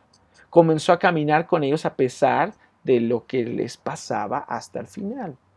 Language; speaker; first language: Spanish; native; Spanish